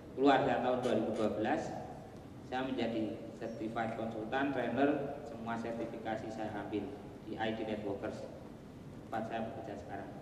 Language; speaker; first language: Indonesian; non-native, local second language; Javanese